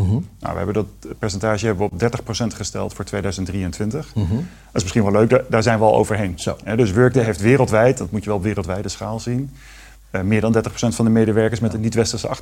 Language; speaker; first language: Dutch; native; Dutch